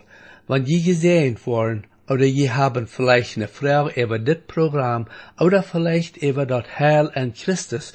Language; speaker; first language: German; non-native, learner; Low German